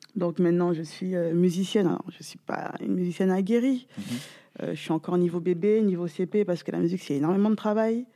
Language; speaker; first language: French; native; French